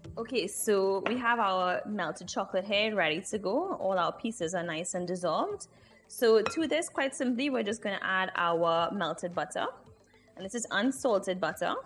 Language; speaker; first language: English; native; English